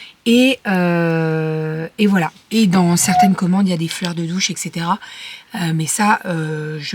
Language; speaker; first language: French; native; French